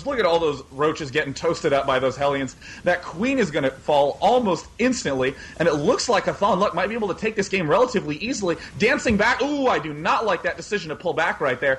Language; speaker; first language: English; native; English